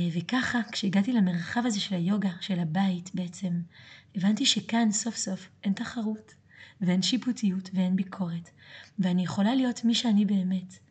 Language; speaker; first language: Hebrew; early bilingual, other home language; French